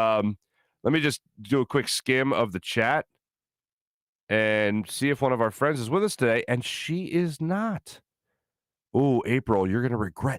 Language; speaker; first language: English; native; English